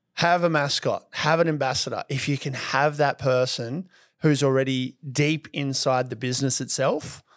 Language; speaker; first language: English; native; English